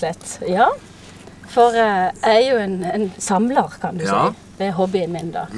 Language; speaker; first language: Norwegian; native; Norwegian